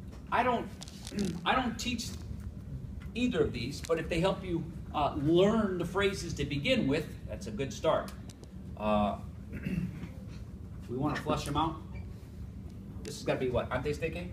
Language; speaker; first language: English; native; English